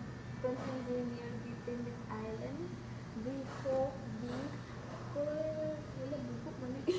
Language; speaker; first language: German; non-native, learner; Cebuano